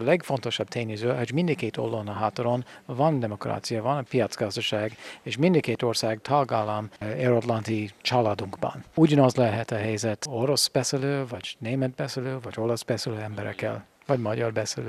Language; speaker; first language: Hungarian; non-native, fluent; English